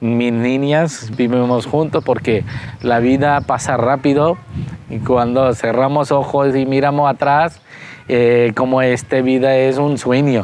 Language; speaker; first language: Spanish; non-native, fluent; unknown